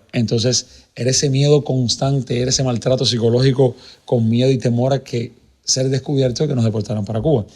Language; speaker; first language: Spanish; native; Spanish